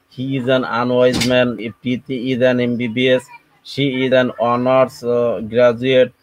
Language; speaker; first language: English; non-native, local second language; Bangla